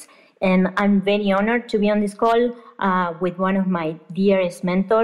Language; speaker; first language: English; non-native, fluent; Spanish